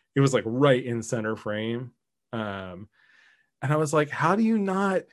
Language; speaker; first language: English; native; English